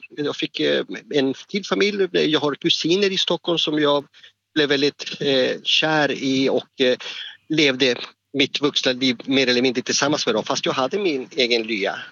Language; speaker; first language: Swedish; non-native, fluent; Spanish